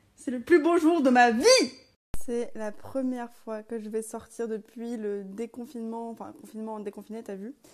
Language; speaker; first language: French; native; French